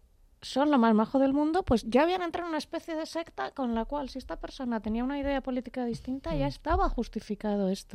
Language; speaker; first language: Spanish; native; Spanish